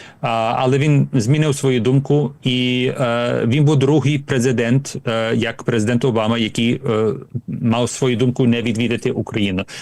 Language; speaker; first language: Ukrainian; early bilingual, heritage; Ukrainian